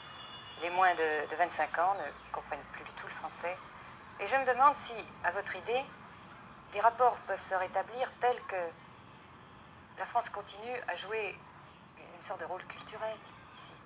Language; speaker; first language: French; native; French